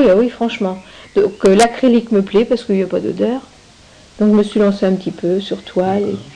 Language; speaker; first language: French; native; French